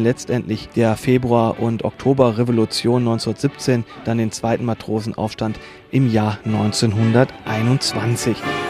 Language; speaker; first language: German; native; German